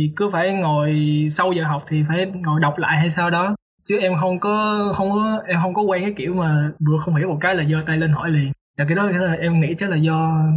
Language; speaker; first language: Vietnamese; native; Vietnamese